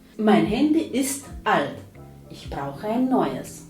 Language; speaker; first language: German; non-native, fluent; Ukrainian